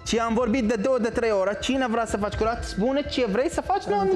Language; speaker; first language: Romanian; non-native, learner; Arabic